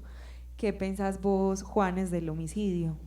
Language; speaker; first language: Spanish; native; Spanish